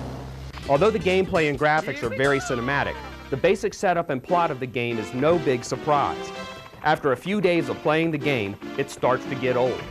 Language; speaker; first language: English; native; English